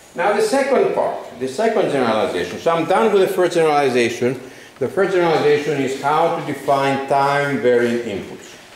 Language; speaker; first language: English; non-native, fluent; Greek